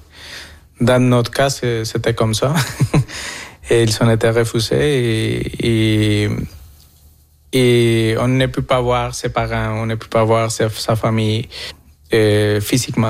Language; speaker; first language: French; non-native, fluent; Spanish